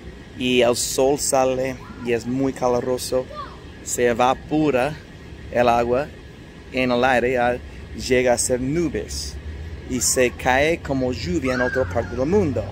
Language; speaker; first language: Spanish; non-native, fluent; English